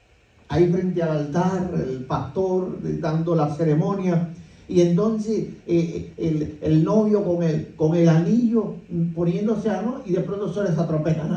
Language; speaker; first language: Spanish; native; Spanish